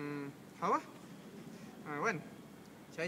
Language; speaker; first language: Chinese; non-native, learner; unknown